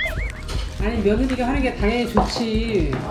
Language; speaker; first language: Korean; native; Korean